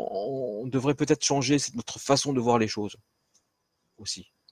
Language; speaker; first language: French; native; French